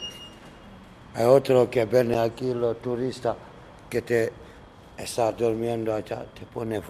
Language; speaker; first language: Spanish; non-native, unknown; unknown